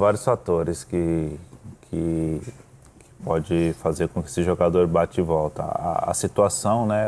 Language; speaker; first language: Portuguese; native; Portuguese